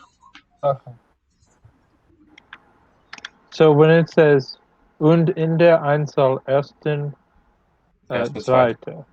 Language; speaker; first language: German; non-native, learner; English